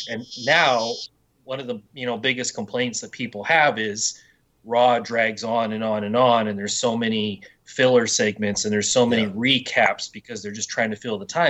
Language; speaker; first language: English; native; English